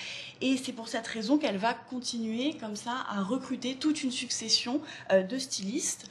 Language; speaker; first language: French; native; French